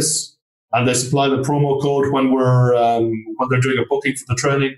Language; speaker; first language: English; native; English